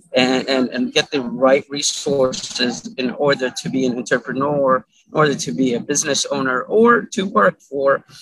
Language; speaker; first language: English; early bilingual, other home language; Arabic